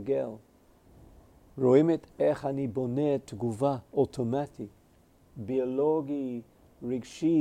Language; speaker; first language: Hebrew; non-native, fluent; English